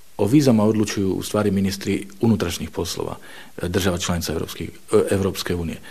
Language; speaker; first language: Bosnian; non-native, fluent; Slovak